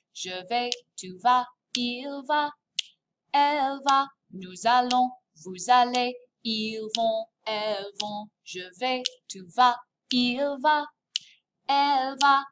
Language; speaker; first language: French; non-native, fluent; English